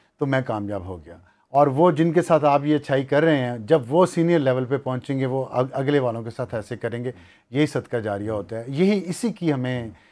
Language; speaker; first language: Urdu; non-native, local second language; Punjabi